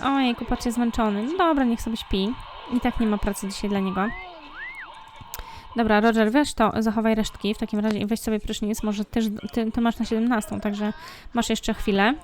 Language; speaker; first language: Polish; native; Polish